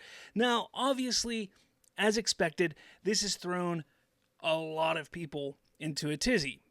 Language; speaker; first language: English; native; English